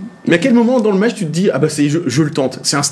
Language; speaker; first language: French; native; French